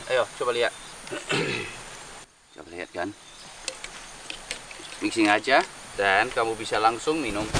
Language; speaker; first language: Indonesian; non-native, learner; English